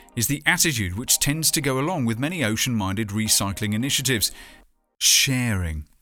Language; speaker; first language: English; native; English